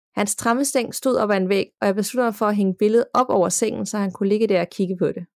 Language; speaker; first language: Danish; native; Danish